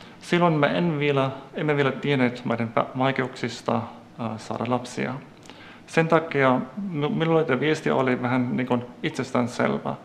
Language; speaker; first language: Finnish; non-native, fluent; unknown